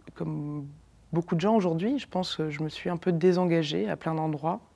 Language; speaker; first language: French; native; French